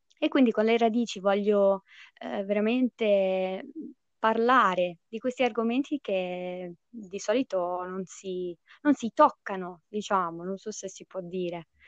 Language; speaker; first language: Italian; early bilingual, other home language; English